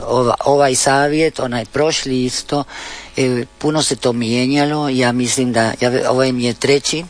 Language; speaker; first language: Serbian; early bilingual, heritage; Spanish